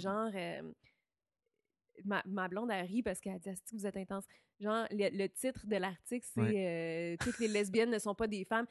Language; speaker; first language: French; native; French